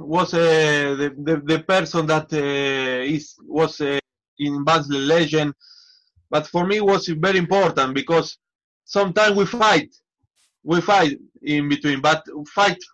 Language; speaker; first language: English; non-native, learner; Spanish